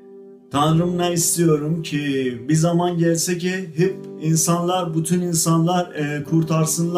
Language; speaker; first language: Turkish; non-native, fluent; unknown